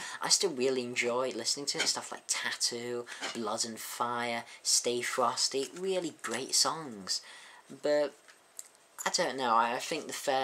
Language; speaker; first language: English; native; English